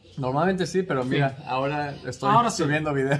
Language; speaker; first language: Spanish; native; Spanish